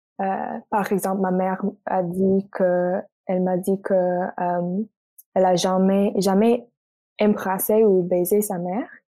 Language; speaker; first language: French; non-native, local second language; English